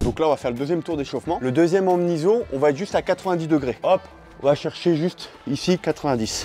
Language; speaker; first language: French; native; French